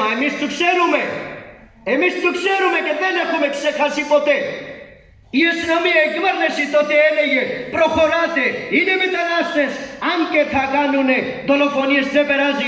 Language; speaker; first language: Greek; non-native, learner; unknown